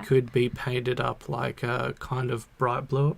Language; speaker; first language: English; native; English